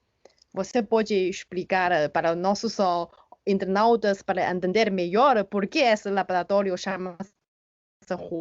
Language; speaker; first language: Portuguese; non-native, fluent; Chinese